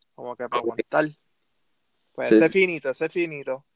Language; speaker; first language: Spanish; native; Spanish